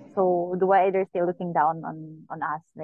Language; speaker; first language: English; non-native, local second language; Cebuano